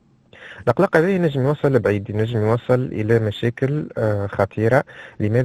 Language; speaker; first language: Arabic; native; Arabic